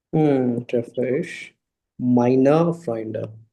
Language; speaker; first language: German; non-native, fluent; Hindi